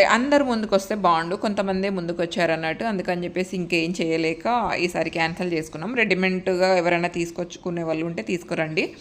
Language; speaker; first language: Telugu; non-native, local second language; Lambadi